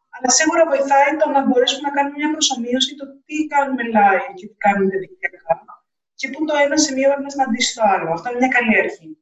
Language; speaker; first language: Greek; native; Greek